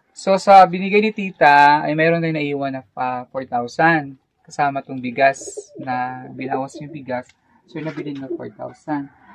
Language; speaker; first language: Filipino; non-native, local second language; Cebuano